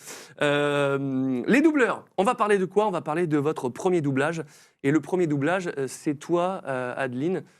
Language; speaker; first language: French; native; French